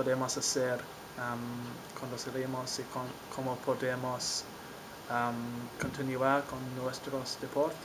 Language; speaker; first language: Spanish; non-native, learner; English